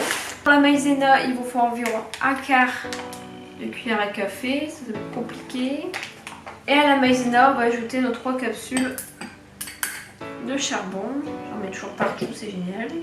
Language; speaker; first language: French; native; French